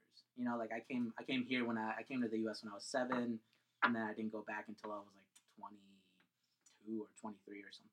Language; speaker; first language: English; early bilingual, other home language; Spanish